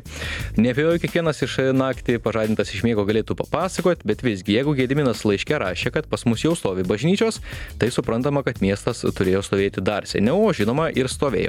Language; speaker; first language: Lithuanian; native; Lithuanian